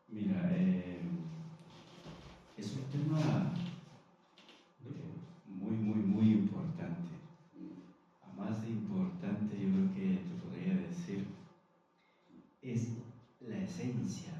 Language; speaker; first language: Spanish; native; Spanish